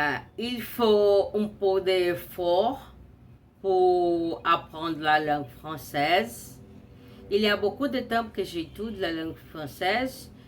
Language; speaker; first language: French; non-native, learner; Portuguese